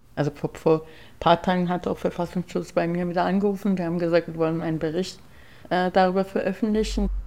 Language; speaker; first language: German; non-native, fluent; Persian